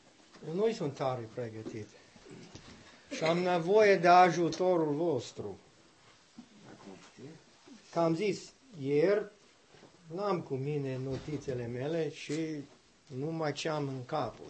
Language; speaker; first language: Romanian; non-native, learner; English